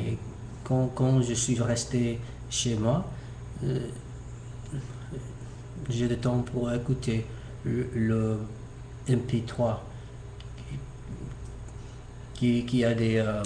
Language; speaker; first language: French; non-native, learner; English